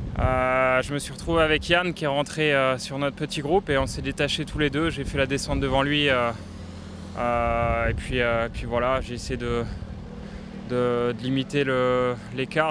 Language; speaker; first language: French; native; French